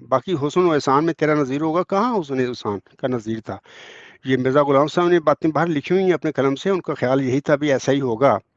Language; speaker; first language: Urdu; non-native, local second language; Punjabi